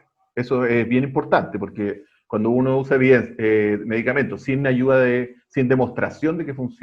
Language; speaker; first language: Spanish; native; Spanish